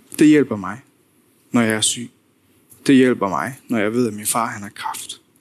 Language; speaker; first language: Danish; non-native, local second language; Faroese